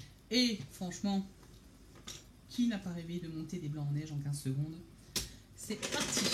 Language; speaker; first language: French; native; French